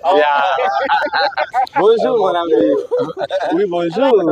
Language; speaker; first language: French; non-native, local second language; Swahili